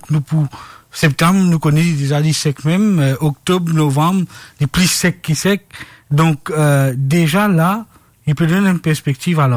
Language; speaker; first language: French; non-native, local second language; Morisyen